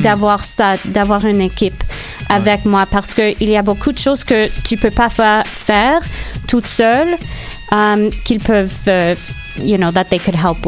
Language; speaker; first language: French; non-native, local second language; English